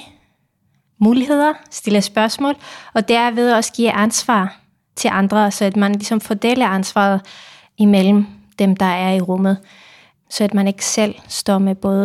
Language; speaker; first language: Danish; non-native, fluent; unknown